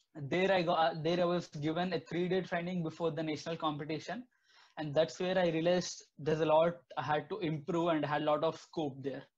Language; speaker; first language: English; non-native, local second language; Telugu